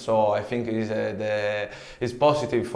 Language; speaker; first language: English; non-native, learner; Italian